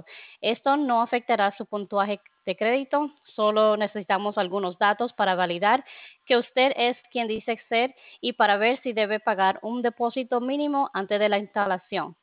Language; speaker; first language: Spanish; early bilingual, other home language; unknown